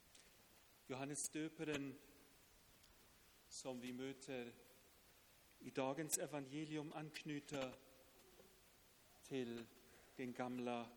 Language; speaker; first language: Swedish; non-native, fluent; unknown